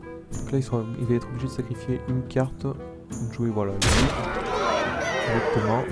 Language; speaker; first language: French; native; French